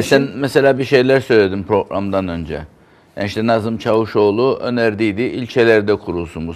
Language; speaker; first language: Turkish; native; Turkish